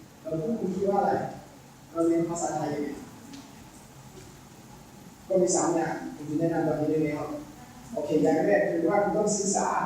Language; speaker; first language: Thai; non-native, learner; English